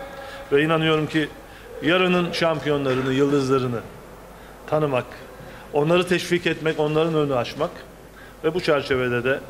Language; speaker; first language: Turkish; native; Turkish